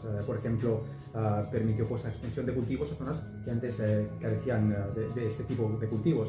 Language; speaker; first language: Spanish; native; Spanish